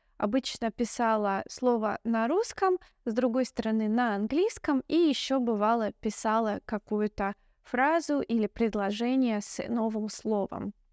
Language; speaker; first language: Russian; native; Russian